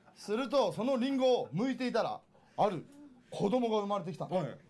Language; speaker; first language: Japanese; native; Japanese